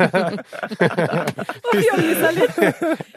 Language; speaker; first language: Norwegian; native; Norwegian